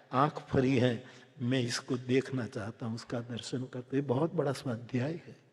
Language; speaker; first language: Hindi; non-native, local second language; Gujarati